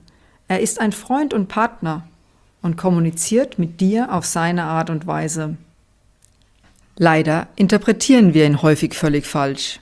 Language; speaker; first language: German; native; German